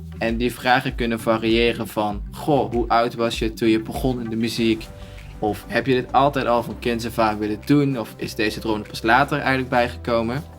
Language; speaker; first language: Dutch; native; Dutch